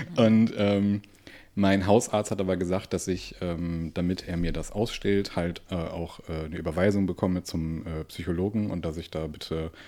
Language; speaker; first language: German; native; German